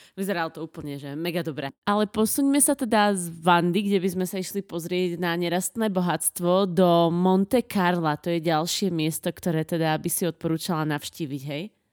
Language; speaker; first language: Slovak; native; Slovak